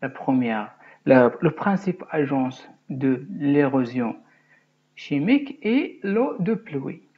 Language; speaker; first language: French; non-native, local second language; Arabic